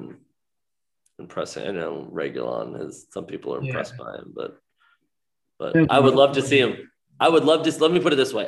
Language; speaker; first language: English; native; English